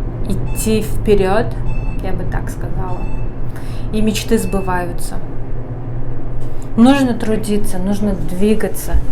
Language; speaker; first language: Russian; non-native, local second language; Kyrgyz